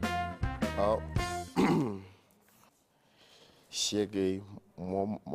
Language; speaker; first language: Chinese; non-native, learner; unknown